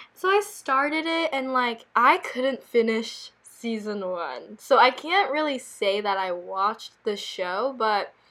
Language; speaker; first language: English; early bilingual, other home language; Korean